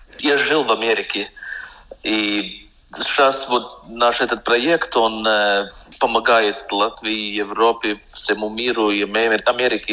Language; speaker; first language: Russian; non-native, local second language; Latvian